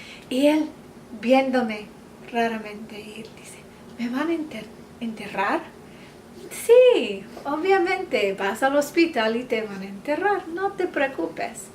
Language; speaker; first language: Spanish; non-native, fluent; English